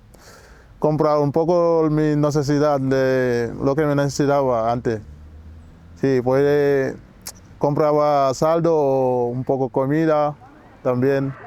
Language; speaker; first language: Spanish; non-native, learner; Wolof